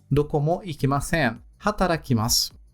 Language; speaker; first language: Japanese; non-native, learner; Portuguese